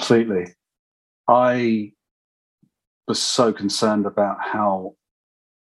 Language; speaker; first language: English; native; English